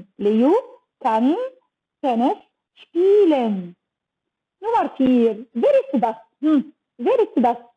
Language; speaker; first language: German; non-native, learner; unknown